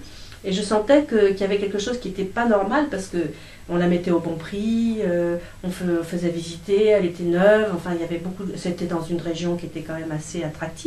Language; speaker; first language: French; native; French